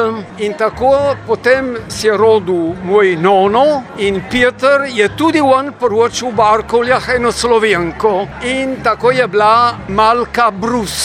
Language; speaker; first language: Slovenian; early bilingual, heritage; Slovenian